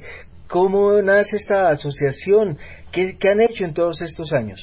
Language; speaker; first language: Spanish; native; Spanish